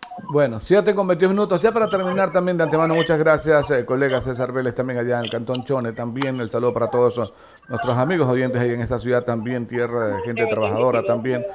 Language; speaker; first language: Spanish; native; Spanish